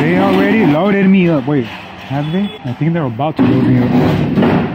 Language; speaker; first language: English; early bilingual, other home language; Spanish